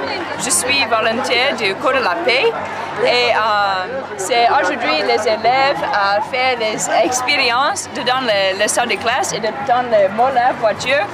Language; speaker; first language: French; non-native, learner; English